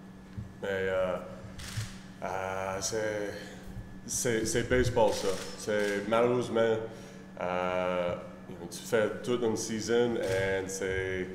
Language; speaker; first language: French; non-native, learner; English